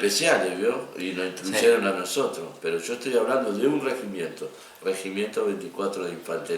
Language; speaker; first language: Spanish; native; Spanish